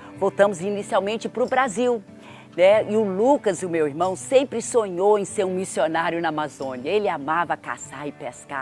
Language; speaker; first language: Portuguese; early bilingual, other home language; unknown